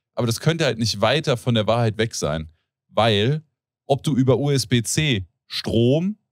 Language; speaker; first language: German; native; German